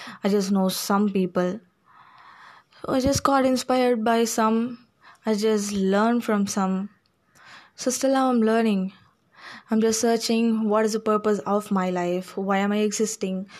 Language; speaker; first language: English; non-native, local second language; Tamil